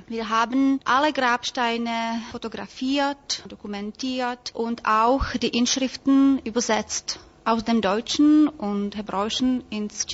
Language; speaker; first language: German; non-native, fluent; Czech